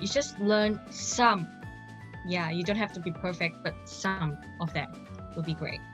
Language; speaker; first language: English; non-native, local second language; Chinese